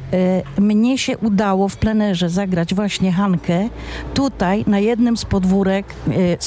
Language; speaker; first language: Polish; non-native, local second language; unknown